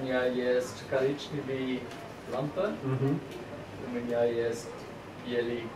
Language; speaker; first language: Russian; non-native, learner; English